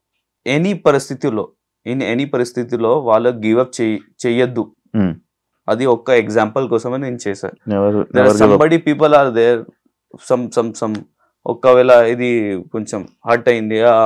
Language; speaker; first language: Telugu; non-native, local second language; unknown